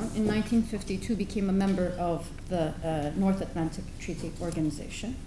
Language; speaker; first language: English; non-native, fluent; Turkish